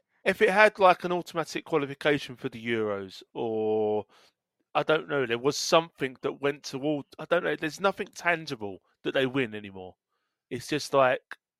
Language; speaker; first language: English; native; English